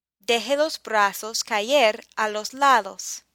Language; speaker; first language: Spanish; non-native, fluent; English